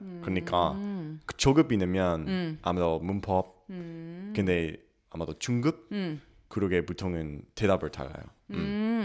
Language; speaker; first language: Korean; non-native, learner; English